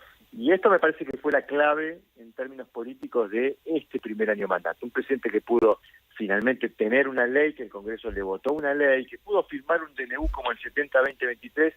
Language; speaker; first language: Spanish; native; Spanish